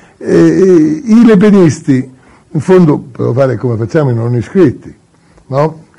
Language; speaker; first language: Italian; native; Italian